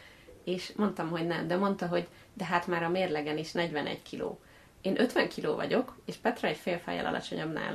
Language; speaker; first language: Hungarian; native; Hungarian